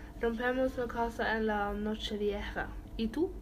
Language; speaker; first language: Spanish; non-native, learner; Norwegian